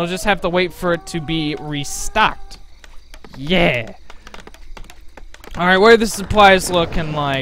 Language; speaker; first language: English; native; English